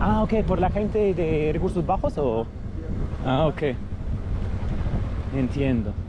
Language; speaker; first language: Spanish; non-native, fluent; Russian